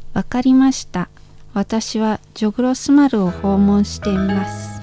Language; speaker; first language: Japanese; non-native, fluent; Indonesian